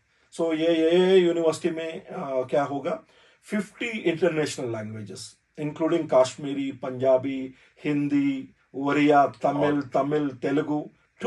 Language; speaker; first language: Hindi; non-native, learner; Telugu